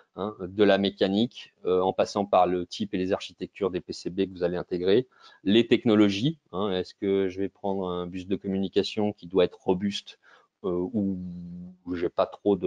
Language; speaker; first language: French; native; French